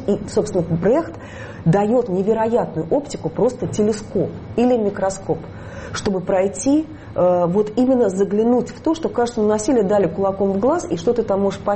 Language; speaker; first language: Russian; native; Russian